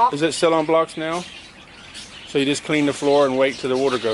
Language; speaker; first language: English; native; English